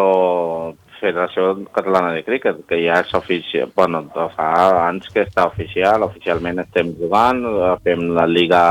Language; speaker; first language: Catalan; non-native, learner; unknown